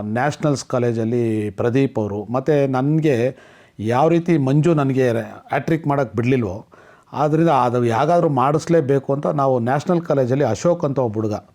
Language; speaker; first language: Kannada; non-native, local second language; Telugu